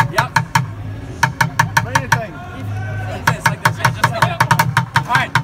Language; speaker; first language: English; native; English